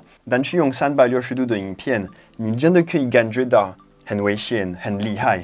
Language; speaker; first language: Chinese; non-native, fluent; French